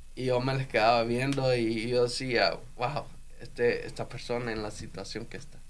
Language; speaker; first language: Spanish; native; Spanish